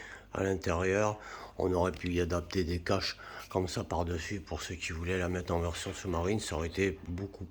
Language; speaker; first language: French; native; French